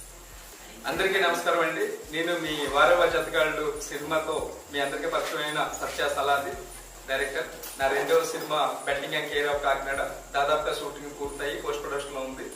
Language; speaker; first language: Telugu; native; Telugu